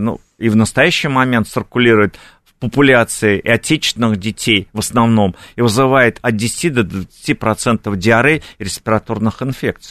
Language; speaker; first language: Russian; native; Russian